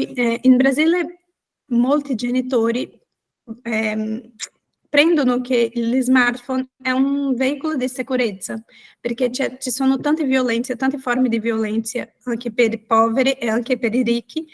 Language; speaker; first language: Italian; non-native, fluent; Portuguese